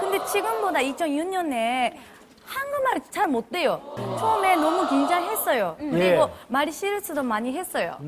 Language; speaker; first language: Korean; non-native, learner; Japanese